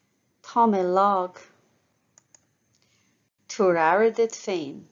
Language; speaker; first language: Irish; non-native, local second language; English